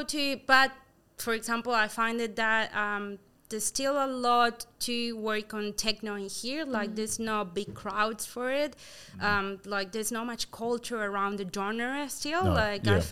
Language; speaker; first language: English; non-native, fluent; Spanish